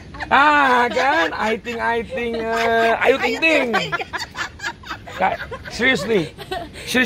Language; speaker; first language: English; non-native, learner; Indonesian